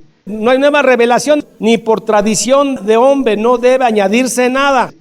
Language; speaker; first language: Spanish; native; Spanish